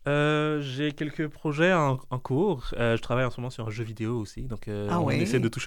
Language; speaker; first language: French; native; French